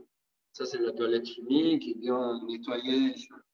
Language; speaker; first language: French; non-native, fluent; Italian